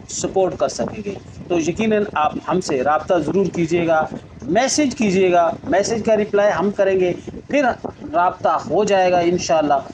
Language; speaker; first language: Urdu; native; Urdu